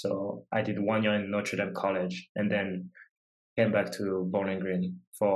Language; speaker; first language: English; non-native, fluent; French